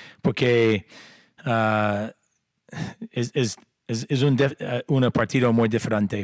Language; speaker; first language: Spanish; non-native, learner; English